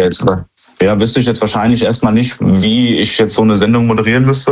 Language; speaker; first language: German; native; German